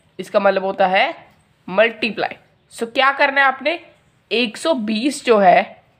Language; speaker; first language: Hindi; non-native, local second language; Punjabi